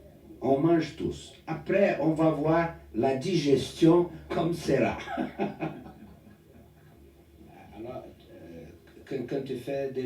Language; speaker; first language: French; non-native, learner; Portuguese